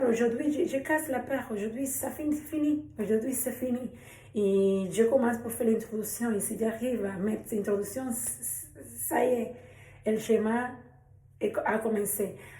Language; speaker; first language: French; non-native, learner; Spanish